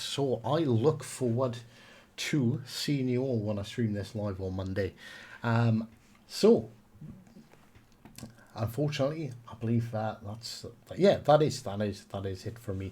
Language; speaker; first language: English; native; English